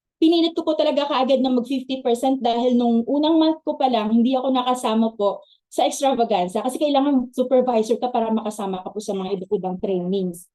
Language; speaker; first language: Filipino; native; Filipino